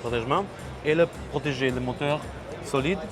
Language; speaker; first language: French; non-native, learner; German